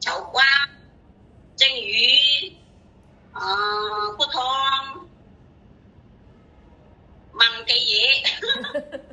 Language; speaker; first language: Cantonese; non-native, learner; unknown